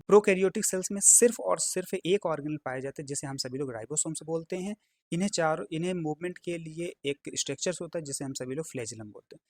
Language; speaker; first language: Hindi; native; Hindi